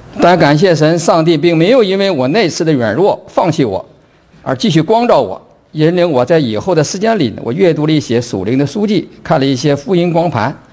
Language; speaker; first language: Chinese; native; Chinese